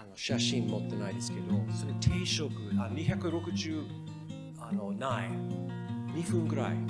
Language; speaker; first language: Japanese; non-native, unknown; English